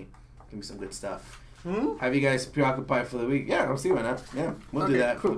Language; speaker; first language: English; native; English